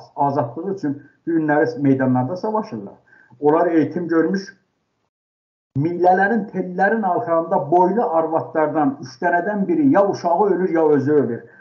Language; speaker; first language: Azerbaijani; non-native, local second language; Talysh